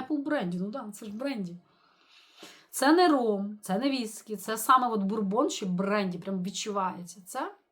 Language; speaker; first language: Ukrainian; native; Ukrainian